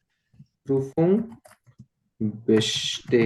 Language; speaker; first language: German; non-native, fluent; Bangla